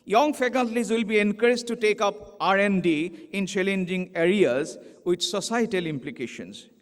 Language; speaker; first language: English; non-native, local second language; Assamese